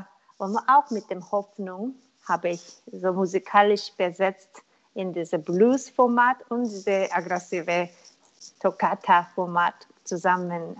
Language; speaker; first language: German; non-native, learner; Korean